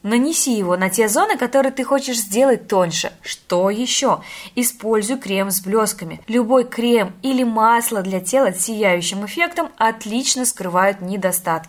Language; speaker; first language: Russian; native; Russian